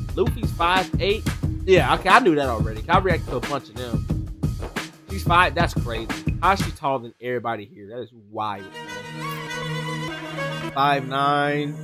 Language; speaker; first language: English; native; English